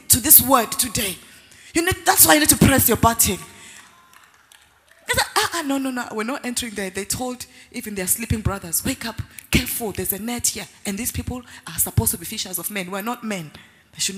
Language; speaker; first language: English; non-native, local second language; Zulu